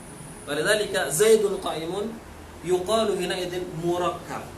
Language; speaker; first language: Arabic; non-native, fluent; Indonesian